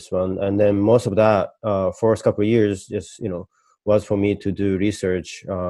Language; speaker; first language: English; non-native, fluent; Japanese